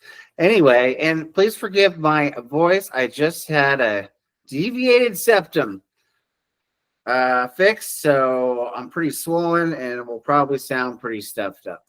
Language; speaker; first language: English; native; English